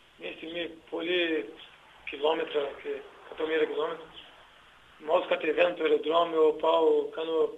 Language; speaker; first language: Greek; non-native, learner; Portuguese